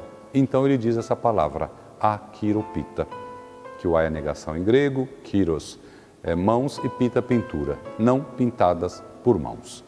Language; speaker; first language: Portuguese; native; Portuguese